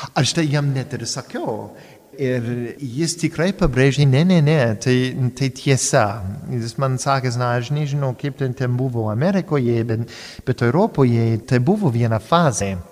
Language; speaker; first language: Lithuanian; non-native, fluent; English